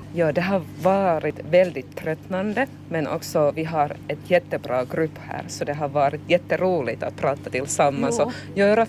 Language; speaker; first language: Swedish; non-native, local second language; Finnish